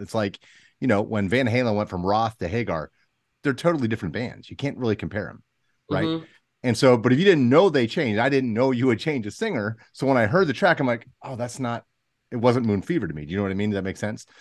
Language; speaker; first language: English; native; English